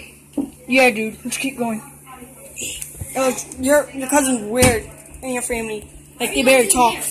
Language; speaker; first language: English; native; English